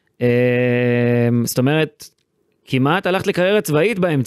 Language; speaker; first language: Hebrew; native; Hebrew